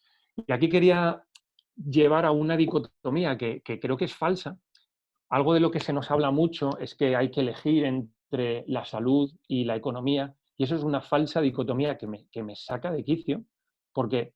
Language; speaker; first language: Spanish; native; Spanish